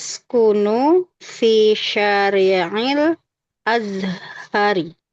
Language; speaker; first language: Arabic; non-native, learner; Indonesian